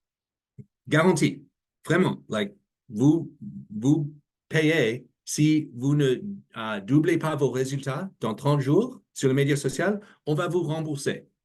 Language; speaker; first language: French; non-native, learner; English